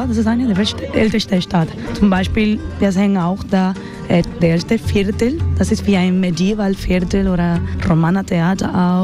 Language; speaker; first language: German; non-native, learner; Spanish